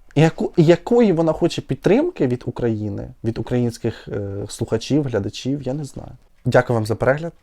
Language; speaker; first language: Ukrainian; non-native, local second language; Russian